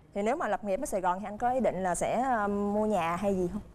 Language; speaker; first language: Vietnamese; native; Vietnamese